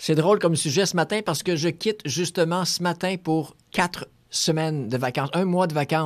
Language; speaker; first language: French; native; French